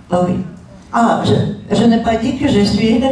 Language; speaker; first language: French; non-native, fluent; Russian